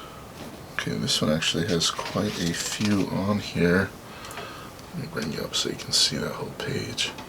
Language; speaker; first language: English; native; English